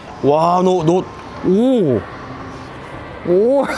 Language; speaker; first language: Korean; native; Korean